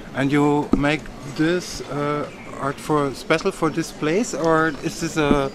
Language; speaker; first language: English; non-native, learner; German